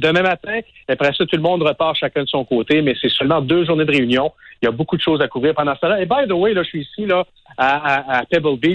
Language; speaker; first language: French; native; French